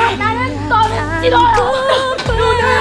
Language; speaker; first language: Korean; non-native, learner; Indonesian